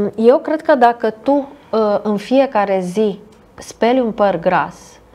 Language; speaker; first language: Romanian; non-native, fluent; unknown